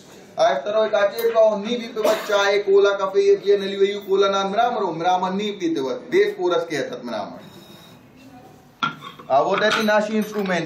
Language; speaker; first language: Russian; non-native, learner; Hindi